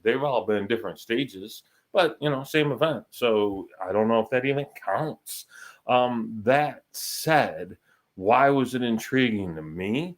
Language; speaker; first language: English; native; English